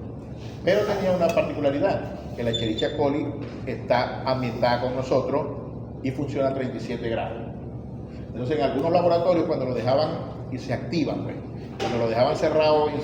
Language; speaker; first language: Spanish; native; Spanish